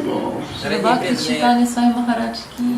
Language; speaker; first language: Russian; native; Russian